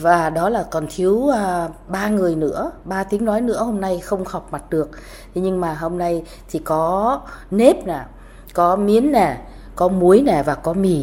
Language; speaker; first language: Vietnamese; native; Vietnamese